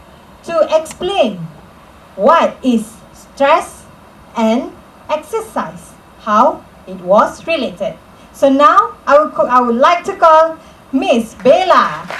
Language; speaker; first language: English; non-native, local second language; Malay